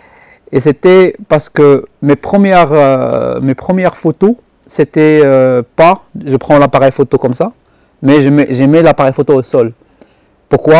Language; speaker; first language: French; non-native, local second language; Arabic